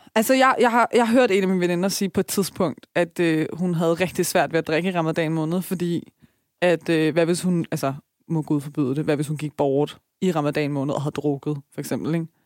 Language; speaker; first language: Danish; early bilingual, other home language; Persian